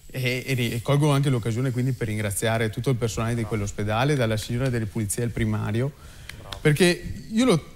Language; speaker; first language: Italian; native; Italian